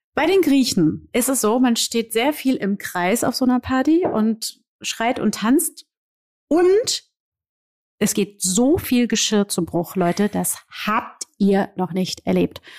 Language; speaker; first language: German; early bilingual, other home language; Portuguese